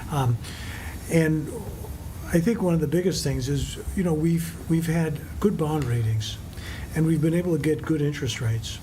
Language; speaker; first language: English; native; English